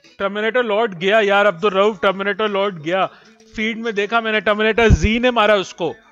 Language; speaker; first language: Urdu; native; Urdu